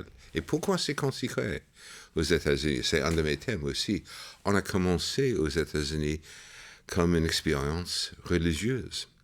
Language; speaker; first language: French; non-native, fluent; English